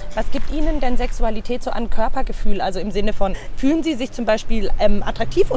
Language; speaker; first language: German; native; German